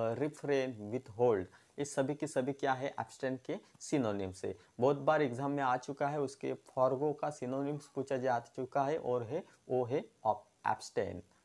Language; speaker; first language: Hindi; non-native, local second language; Marathi